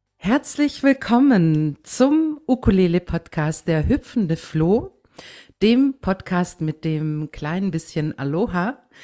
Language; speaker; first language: German; native; German